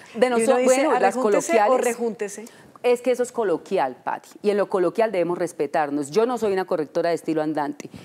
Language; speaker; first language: Spanish; native; Spanish